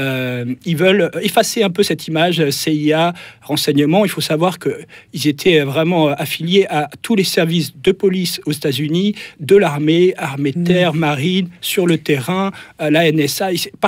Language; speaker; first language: French; native; French